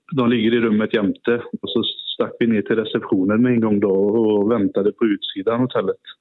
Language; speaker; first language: Swedish; native; Swedish